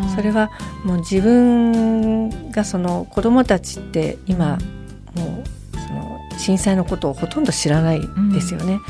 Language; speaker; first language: Japanese; native; Japanese